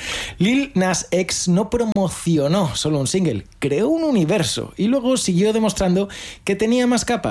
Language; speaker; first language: Spanish; native; Spanish